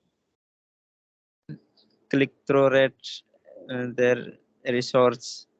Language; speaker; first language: English; non-native, learner; Hindi